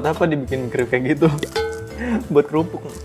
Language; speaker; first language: Indonesian; native; Indonesian